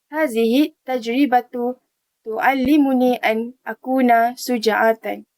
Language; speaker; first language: Arabic; non-native, learner; Malay